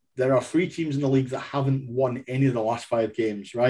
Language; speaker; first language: English; native; English